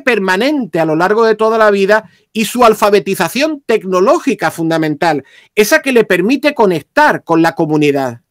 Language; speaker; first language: Spanish; native; Spanish